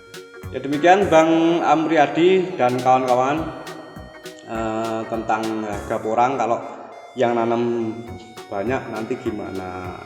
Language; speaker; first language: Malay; non-native, local second language; Javanese